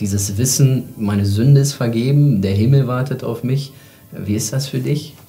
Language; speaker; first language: German; native; German